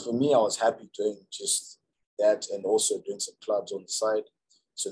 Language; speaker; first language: English; non-native, local second language; Shona